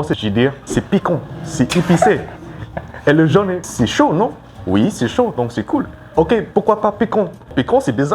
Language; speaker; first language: French; non-native, learner; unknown